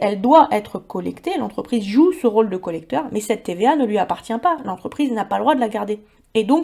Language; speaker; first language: French; native; French